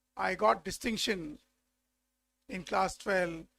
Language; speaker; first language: English; non-native, local second language; Marathi